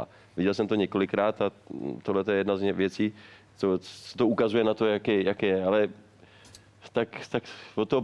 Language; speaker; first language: Czech; native; Czech